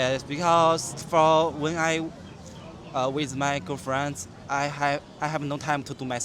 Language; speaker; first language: English; non-native, learner; Chinese